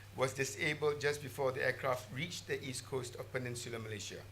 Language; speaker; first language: English; non-native, local second language; Malay